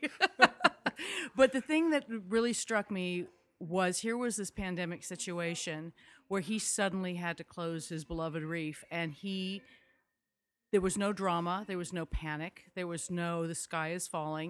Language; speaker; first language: English; native; English